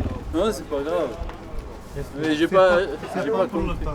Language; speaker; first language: French; native; French